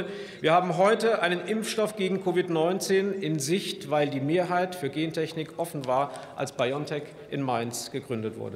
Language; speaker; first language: German; native; German